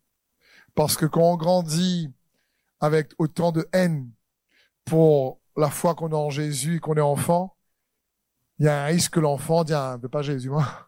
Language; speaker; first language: French; native; French